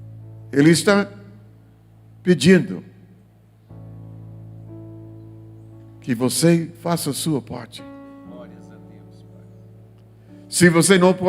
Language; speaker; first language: Portuguese; non-native, learner; English